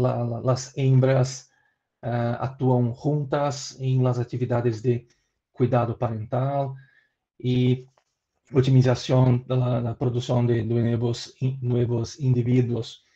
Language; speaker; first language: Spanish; non-native, learner; Portuguese